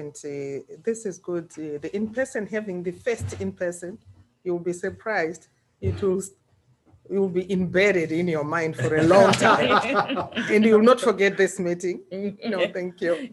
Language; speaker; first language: English; non-native, local second language; Shona